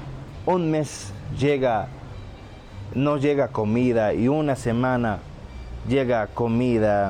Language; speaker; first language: Spanish; non-native, fluent; Arabic